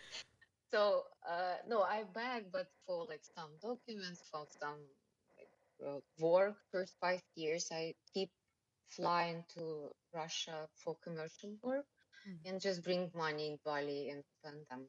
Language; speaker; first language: English; non-native, learner; Russian